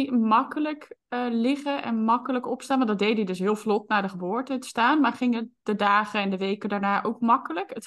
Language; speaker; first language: Dutch; native; Dutch